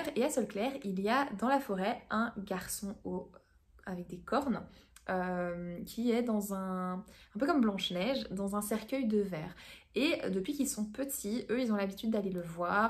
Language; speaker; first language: French; native; French